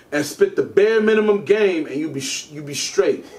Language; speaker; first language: English; native; English